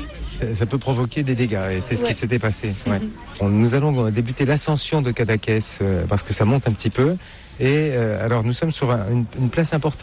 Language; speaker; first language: French; native; French